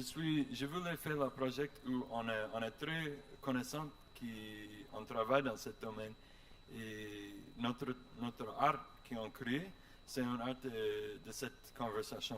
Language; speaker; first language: French; non-native, learner; English